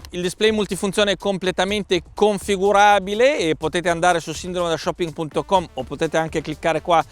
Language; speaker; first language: Italian; native; Italian